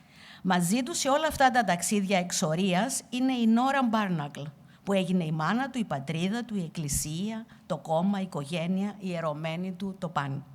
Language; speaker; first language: Greek; native; Greek